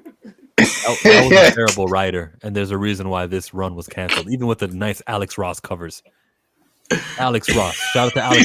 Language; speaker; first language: English; native; English